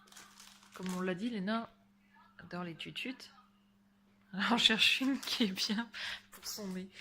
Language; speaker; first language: French; native; French